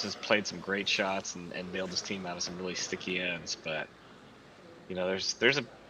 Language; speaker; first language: English; native; English